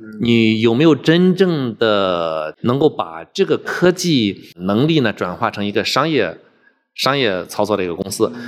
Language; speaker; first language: Chinese; native; Chinese